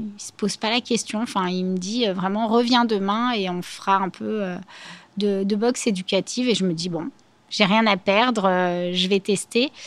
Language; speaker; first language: French; native; French